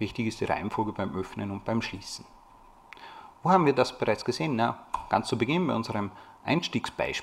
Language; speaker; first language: German; native; German